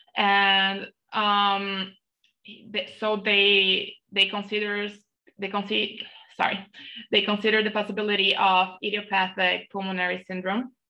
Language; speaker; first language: English; non-native, fluent; Portuguese